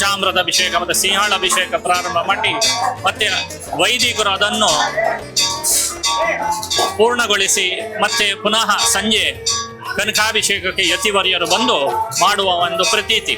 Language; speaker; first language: Kannada; non-native, local second language; Konkani